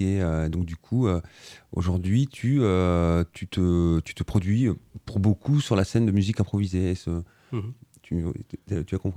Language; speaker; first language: French; native; French